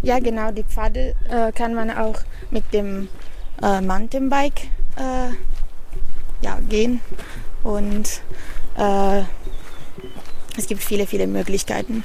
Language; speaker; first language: German; non-native, fluent; Italian